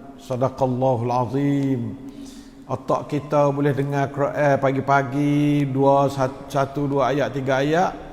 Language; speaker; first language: Malay; native; Malay